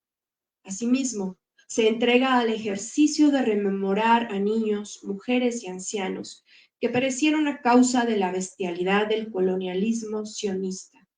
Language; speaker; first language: Spanish; native; Spanish